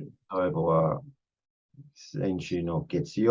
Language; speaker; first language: Japanese; non-native, fluent; English